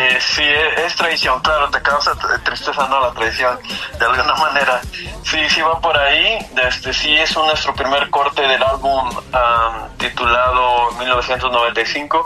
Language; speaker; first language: Spanish; early bilingual, heritage; Spanish